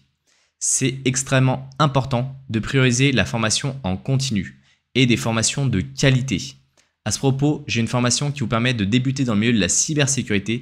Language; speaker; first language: French; native; French